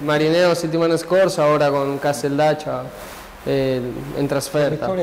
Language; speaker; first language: Italian; non-native, learner; Spanish